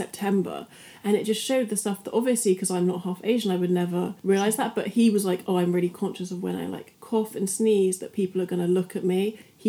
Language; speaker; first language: English; native; English